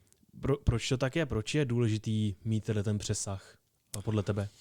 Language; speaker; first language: Czech; native; Czech